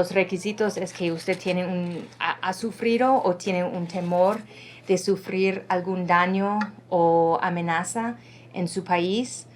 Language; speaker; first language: Spanish; non-native, fluent; English